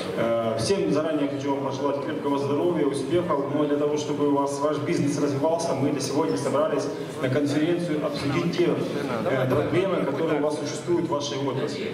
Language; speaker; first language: Russian; native; Russian